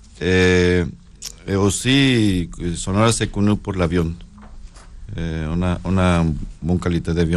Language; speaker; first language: French; non-native, learner; Spanish